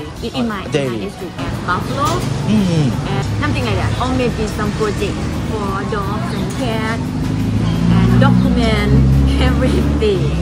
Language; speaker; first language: English; non-native, learner; Thai